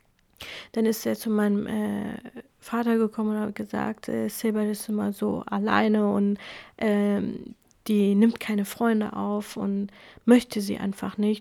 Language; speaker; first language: German; non-native, fluent; Kurdish